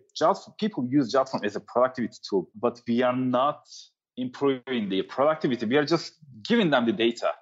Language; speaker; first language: English; non-native, fluent; Turkish